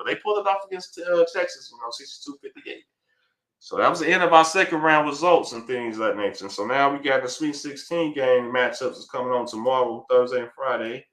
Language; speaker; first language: English; native; English